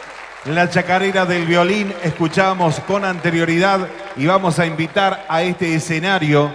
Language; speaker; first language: Spanish; native; Spanish